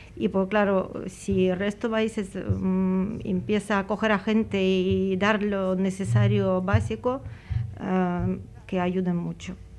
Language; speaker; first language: Spanish; non-native, fluent; Ukrainian